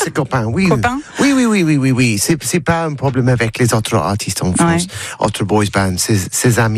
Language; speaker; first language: French; non-native, learner; English